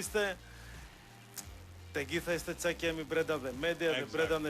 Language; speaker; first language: Albanian; non-native, learner; Greek